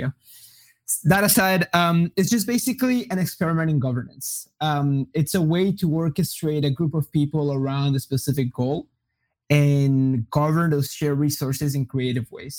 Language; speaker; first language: English; non-native, fluent; Portuguese